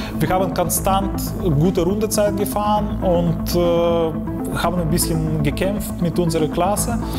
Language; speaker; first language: German; non-native, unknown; Ukrainian